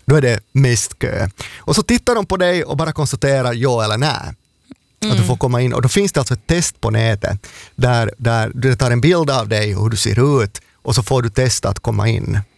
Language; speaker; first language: Swedish; native; Swedish